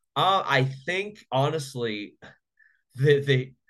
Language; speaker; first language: English; native; English